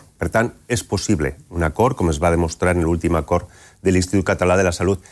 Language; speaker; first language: Catalan; native; Catalan